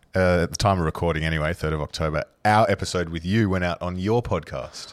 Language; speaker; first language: English; native; English